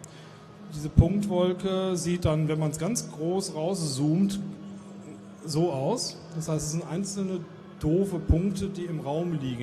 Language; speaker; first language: German; native; German